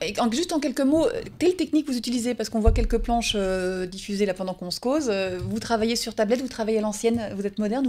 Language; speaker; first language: French; native; French